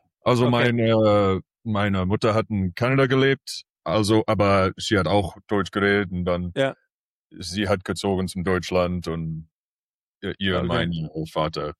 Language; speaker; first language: German; early bilingual, heritage; English